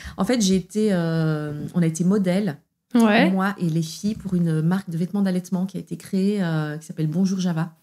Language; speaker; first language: French; native; French